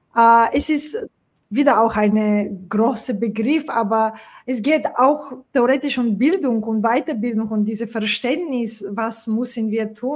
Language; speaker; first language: German; non-native, fluent; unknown